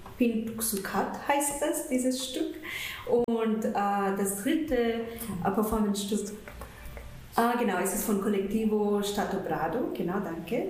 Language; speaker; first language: German; non-native, fluent; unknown